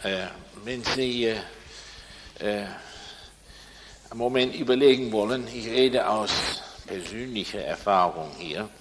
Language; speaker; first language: German; non-native, fluent; English